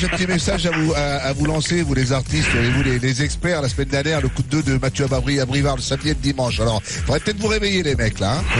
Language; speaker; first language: French; native; French